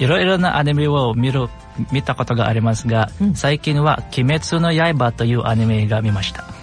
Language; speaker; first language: Japanese; non-native, learner; Bikol